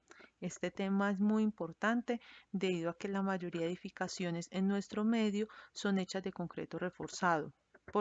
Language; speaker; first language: Spanish; native; Spanish